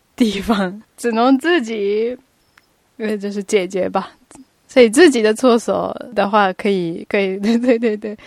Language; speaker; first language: Chinese; non-native, fluent; Japanese